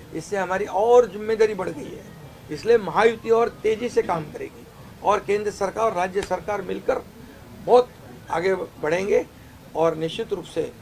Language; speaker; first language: Hindi; non-native, local second language; Marathi